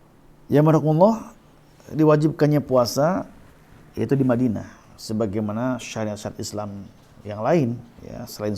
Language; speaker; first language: Indonesian; native; Indonesian